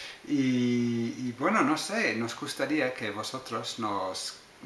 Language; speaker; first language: Spanish; non-native, fluent; English